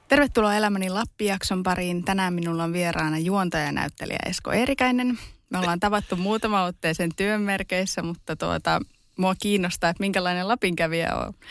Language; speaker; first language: Finnish; early bilingual, other home language; Estonian